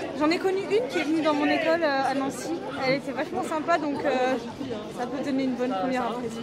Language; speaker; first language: French; native; French